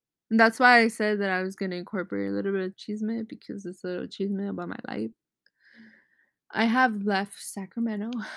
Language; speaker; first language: English; early bilingual, other home language; Spanish